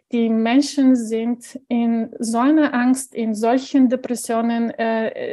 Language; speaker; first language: German; non-native, fluent; Bulgarian